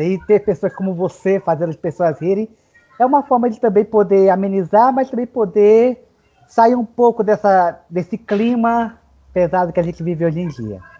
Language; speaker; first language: Portuguese; native; Portuguese